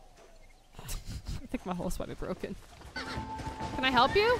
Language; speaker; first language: English; native; English